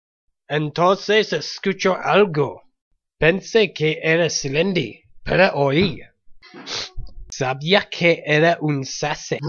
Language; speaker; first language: Spanish; non-native, learner; English